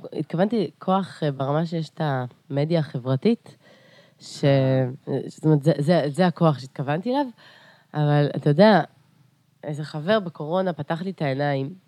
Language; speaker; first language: Hebrew; early bilingual, other home language; Russian